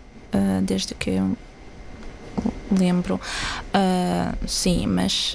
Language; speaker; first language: Portuguese; non-native, fluent; Ukrainian